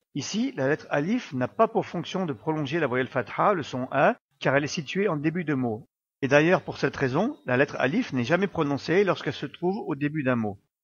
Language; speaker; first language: French; native; French